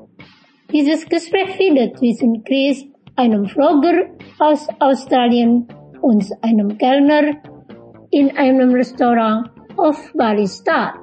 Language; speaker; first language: German; non-native, fluent; Indonesian